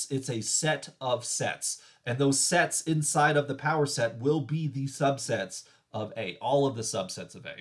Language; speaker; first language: English; native; English